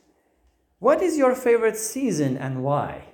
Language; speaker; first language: English; non-native, fluent; Turkish